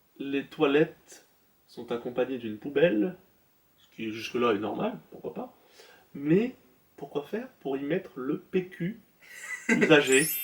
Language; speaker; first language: French; native; French